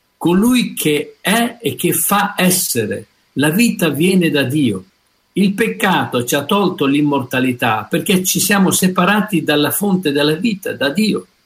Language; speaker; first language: Italian; native; Italian